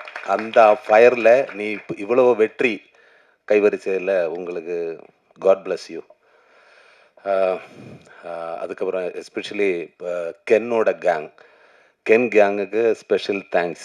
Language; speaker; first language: Tamil; non-native, learner; Malayalam